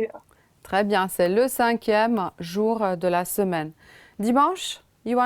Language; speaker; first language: French; non-native, fluent; Romanian